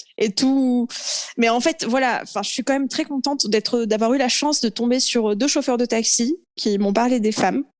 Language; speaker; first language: French; early bilingual, other home language; Arabic